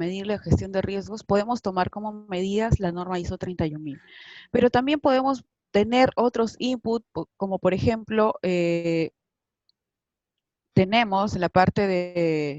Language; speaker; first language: Spanish; native; Spanish